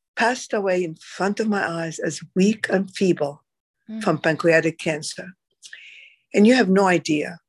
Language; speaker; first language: English; non-native, fluent; Arabic